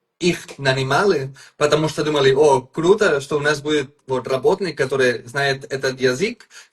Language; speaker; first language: Russian; non-native, fluent; Catalan